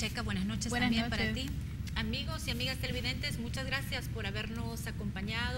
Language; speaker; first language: Spanish; native; Spanish